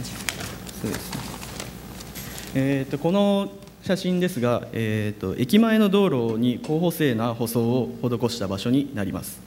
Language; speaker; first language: Japanese; native; Japanese